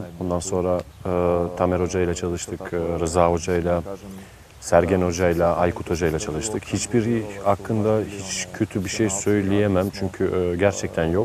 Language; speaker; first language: Turkish; native; Turkish